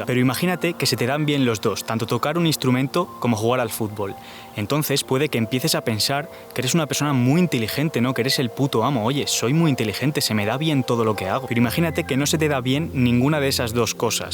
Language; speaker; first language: Spanish; native; Spanish